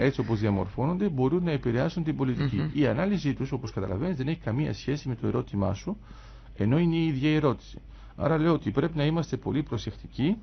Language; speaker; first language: Greek; native; Greek